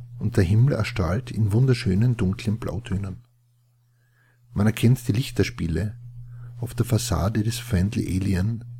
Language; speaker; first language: German; native; German